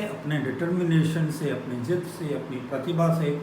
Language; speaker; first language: Hindi; non-native, local second language; Punjabi